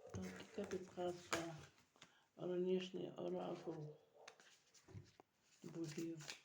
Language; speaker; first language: Ukrainian; native; Ukrainian